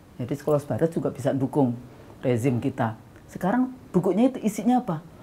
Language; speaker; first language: Indonesian; native; Indonesian